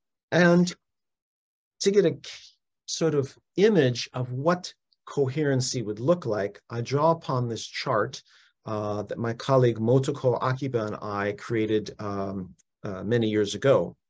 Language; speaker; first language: English; native; English